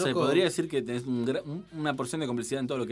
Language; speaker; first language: Spanish; native; Spanish